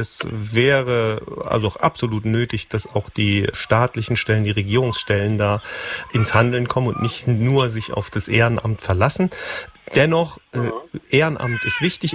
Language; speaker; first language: German; native; German